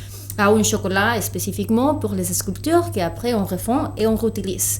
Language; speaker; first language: French; non-native, fluent; Spanish